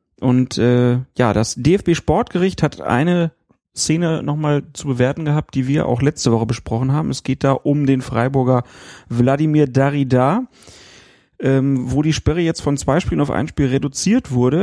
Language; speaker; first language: German; native; German